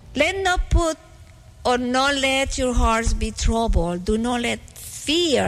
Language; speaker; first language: English; non-native, learner; Spanish